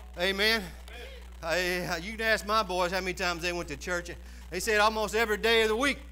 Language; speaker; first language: English; native; English